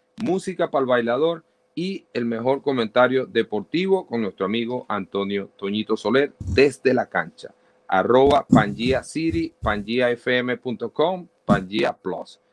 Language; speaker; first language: Spanish; native; Spanish